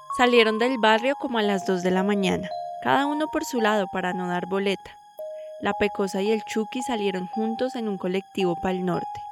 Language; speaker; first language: Spanish; native; Spanish